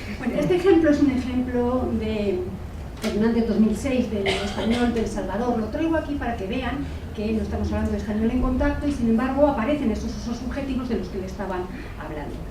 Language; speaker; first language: Spanish; native; Spanish